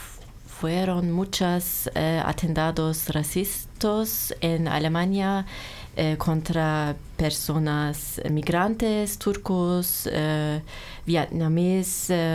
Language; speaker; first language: Spanish; non-native, learner; German